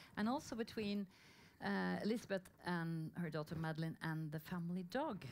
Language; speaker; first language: English; non-native, fluent; Norwegian